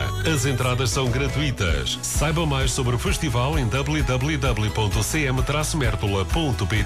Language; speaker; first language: Portuguese; native; Portuguese